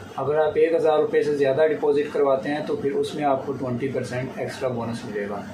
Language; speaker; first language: Urdu; non-native, local second language; Punjabi